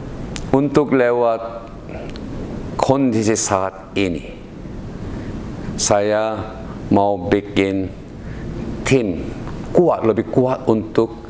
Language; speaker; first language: Indonesian; non-native, learner; Korean